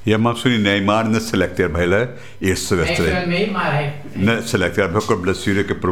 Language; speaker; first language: Dutch; non-native, local second language; Caribbean Hindustani